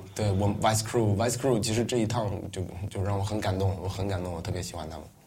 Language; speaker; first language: Chinese; non-native, local second language; Uyghur